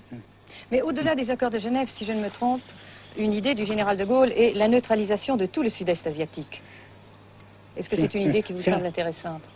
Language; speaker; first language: French; native; French